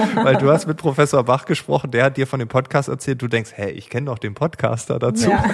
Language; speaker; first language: German; native; German